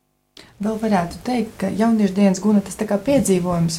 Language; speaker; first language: Latvian; native; Latvian